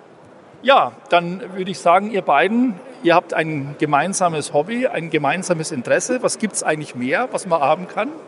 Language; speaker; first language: German; native; German